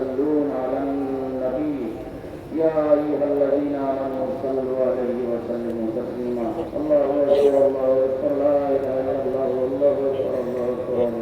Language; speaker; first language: Arabic; non-native, fluent; Bangla